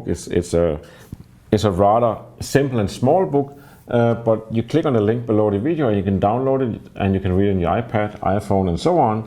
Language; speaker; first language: English; non-native, fluent; Danish